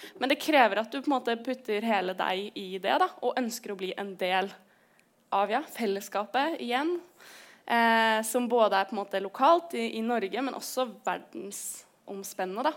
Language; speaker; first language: Norwegian; native; Norwegian